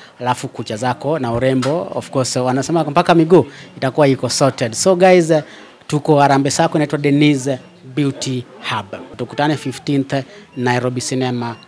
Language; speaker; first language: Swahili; native; Swahili